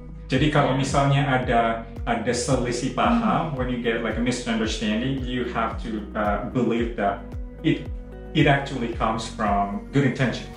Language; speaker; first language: English; non-native, fluent; Indonesian